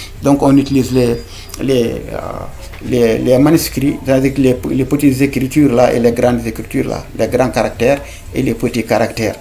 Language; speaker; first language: French; non-native, local second language; Fula